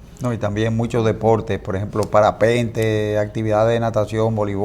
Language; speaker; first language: Spanish; native; Spanish